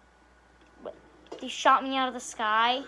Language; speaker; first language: English; native; English